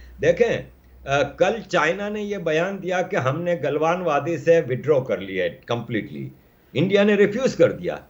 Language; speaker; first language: Urdu; native; Urdu